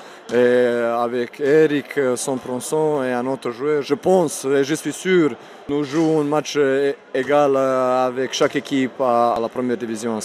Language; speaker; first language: French; non-native, learner; Serbian